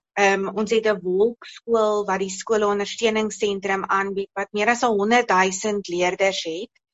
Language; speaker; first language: Afrikaans; native; Afrikaans